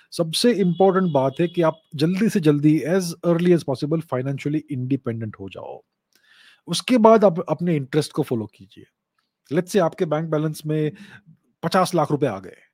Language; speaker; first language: Hindi; non-native, local second language; Gujarati